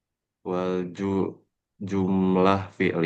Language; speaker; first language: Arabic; non-native, learner; Indonesian